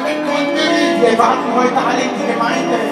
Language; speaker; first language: German; non-native, learner; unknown